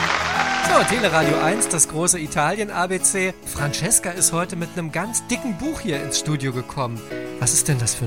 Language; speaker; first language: German; native; German